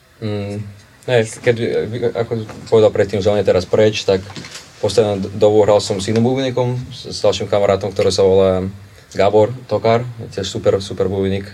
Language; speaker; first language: Slovak; non-native, fluent; Russian